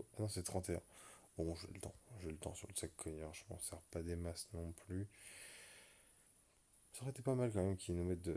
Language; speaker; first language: French; native; French